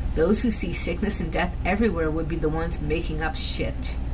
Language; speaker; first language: English; native; English